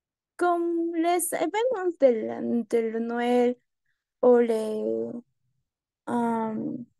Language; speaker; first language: French; non-native, learner; Spanish